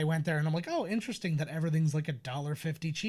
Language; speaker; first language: English; native; English